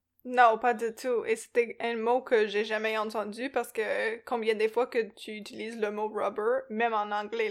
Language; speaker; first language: French; non-native, local second language; English